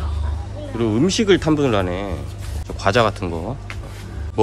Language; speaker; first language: Korean; native; Korean